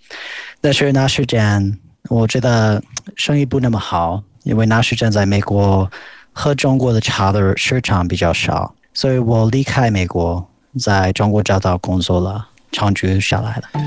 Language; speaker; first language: Chinese; non-native, fluent; English